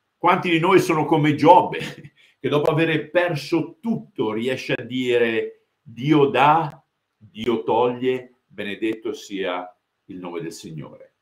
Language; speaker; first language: Italian; early bilingual, heritage; Italian